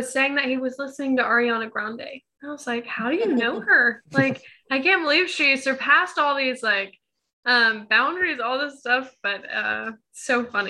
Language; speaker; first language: English; native; English